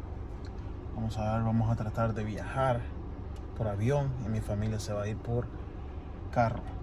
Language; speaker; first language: Spanish; early bilingual, other home language; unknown